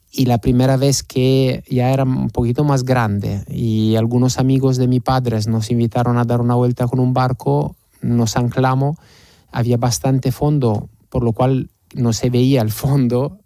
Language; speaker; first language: Spanish; non-native, fluent; Italian